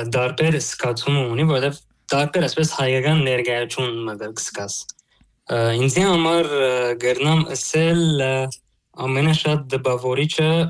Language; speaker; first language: Armenian; early bilingual, heritage; Armenian